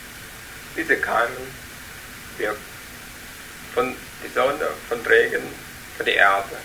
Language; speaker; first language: German; non-native, learner; Vietnamese